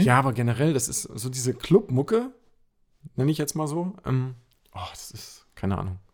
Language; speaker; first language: German; native; German